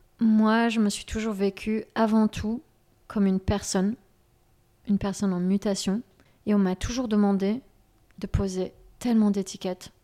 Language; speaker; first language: French; native; French